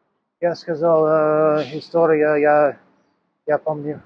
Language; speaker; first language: Russian; non-native, learner; English